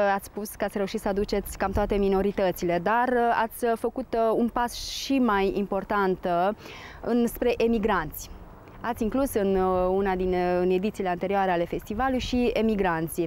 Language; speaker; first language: Romanian; native; Romanian